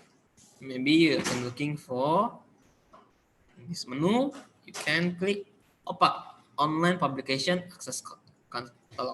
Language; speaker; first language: English; non-native, learner; Indonesian